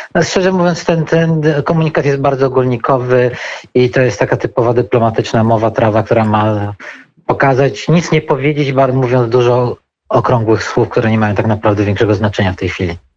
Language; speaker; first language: Polish; native; Polish